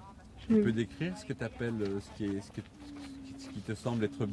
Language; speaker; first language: French; native; French